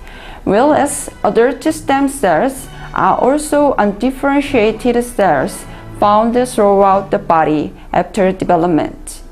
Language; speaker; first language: English; non-native, learner; Korean